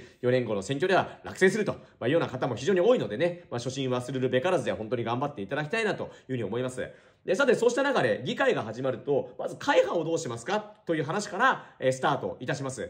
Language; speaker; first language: Japanese; native; Japanese